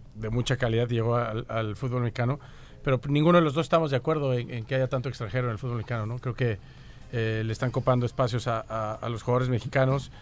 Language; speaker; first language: Spanish; native; Spanish